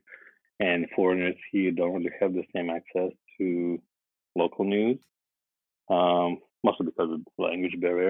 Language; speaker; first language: English; non-native, fluent; Russian